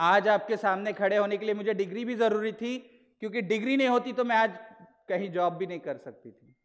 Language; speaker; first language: Hindi; non-native, local second language; Marathi